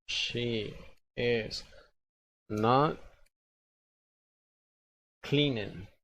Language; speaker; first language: English; non-native, fluent; Spanish